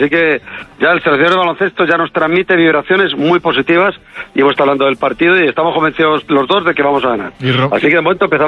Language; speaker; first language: Spanish; native; Spanish